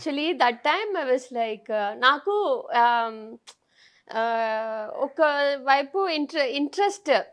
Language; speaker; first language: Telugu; non-native, fluent; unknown